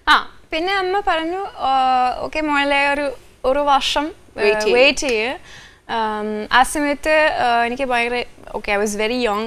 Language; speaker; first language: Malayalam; non-native, fluent; French